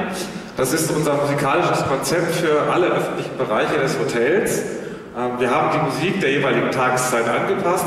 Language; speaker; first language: German; native; German